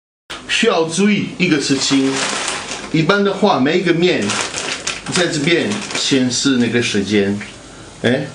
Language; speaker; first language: Chinese; non-native, fluent; Italian